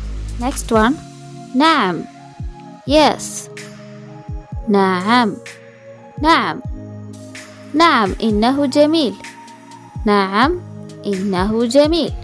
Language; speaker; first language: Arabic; non-native, fluent; Malayalam